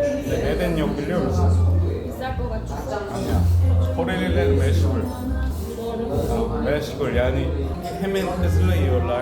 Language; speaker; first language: Turkish; non-native, learner; Korean